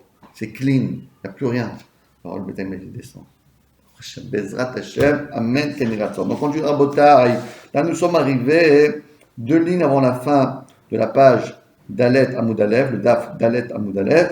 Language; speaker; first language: French; native; French